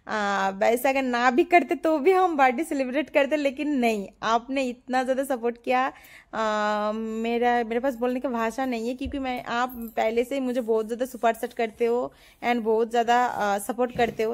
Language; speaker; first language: Hindi; non-native, local second language; Bangla